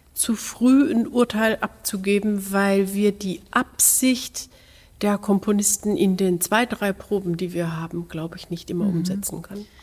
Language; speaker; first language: German; native; German